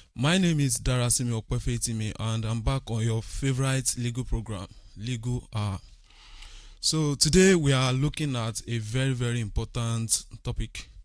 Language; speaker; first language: English; non-native, local second language; Yoruba